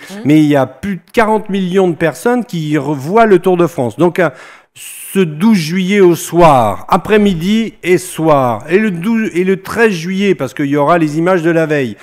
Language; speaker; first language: French; native; French